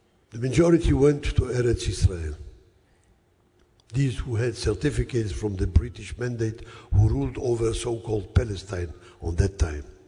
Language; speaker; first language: English; non-native, fluent; Yiddish